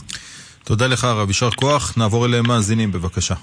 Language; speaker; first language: Hebrew; native; Hebrew